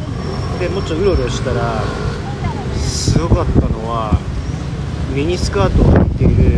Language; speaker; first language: Japanese; native; Japanese